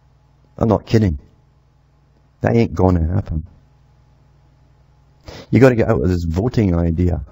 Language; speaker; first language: English; native; English